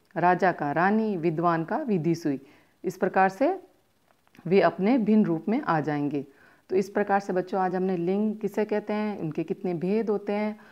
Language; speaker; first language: Hindi; native; Hindi